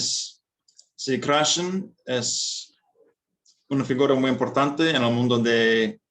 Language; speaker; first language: Spanish; non-native, fluent; English